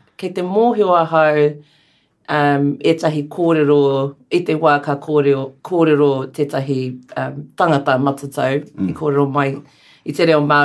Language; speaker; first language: Māori; non-native, learner; English